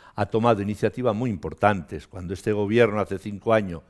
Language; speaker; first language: Spanish; native; Spanish